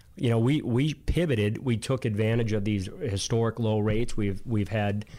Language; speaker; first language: English; native; English